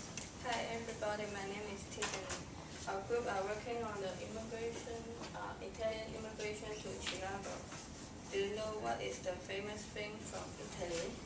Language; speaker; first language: English; non-native, learner; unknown